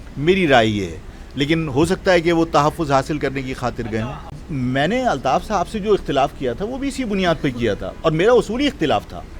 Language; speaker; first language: Urdu; native; Urdu